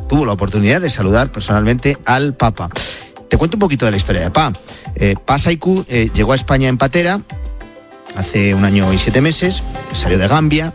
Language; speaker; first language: Spanish; native; Spanish